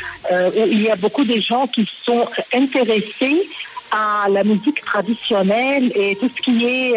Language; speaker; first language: French; non-native, local second language; Arabic